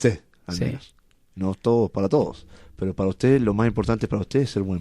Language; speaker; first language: Spanish; native; Spanish